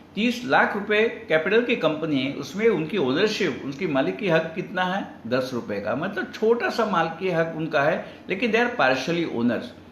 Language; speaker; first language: Hindi; non-native, local second language; Marathi